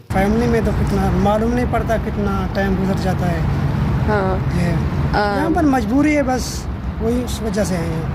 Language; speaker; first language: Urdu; non-native, local second language; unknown